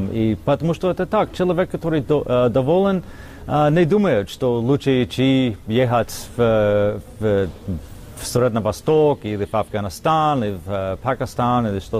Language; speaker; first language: Russian; non-native, fluent; English